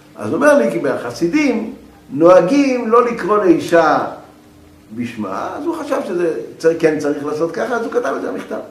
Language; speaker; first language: Hebrew; native; Hebrew